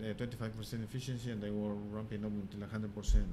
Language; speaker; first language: English; non-native, fluent; Spanish